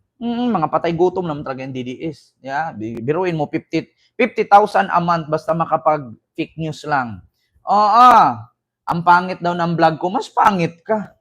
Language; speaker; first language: Filipino; native; Filipino